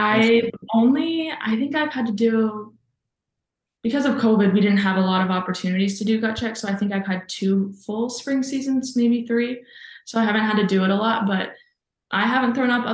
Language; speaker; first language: English; native; English